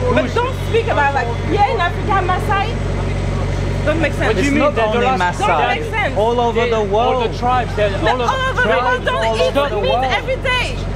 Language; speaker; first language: English; non-native, learner; French